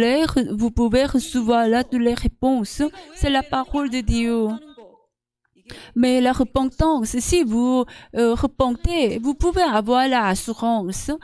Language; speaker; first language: French; non-native, learner; Korean